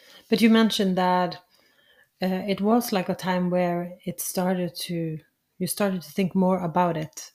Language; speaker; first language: English; non-native, fluent; Norwegian